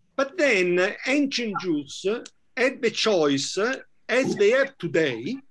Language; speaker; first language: English; non-native, fluent; Italian